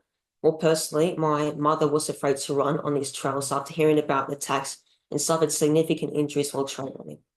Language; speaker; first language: English; native; English